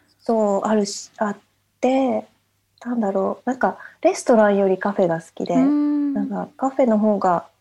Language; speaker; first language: Japanese; native; Japanese